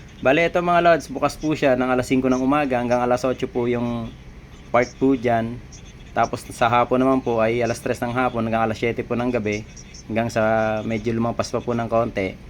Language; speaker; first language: Filipino; non-native, local second language; Bikol